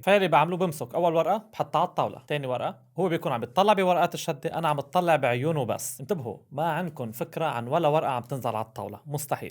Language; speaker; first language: Arabic; native; Arabic